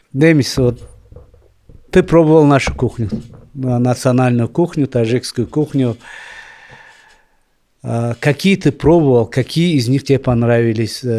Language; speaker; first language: Russian; non-native, local second language; Tajik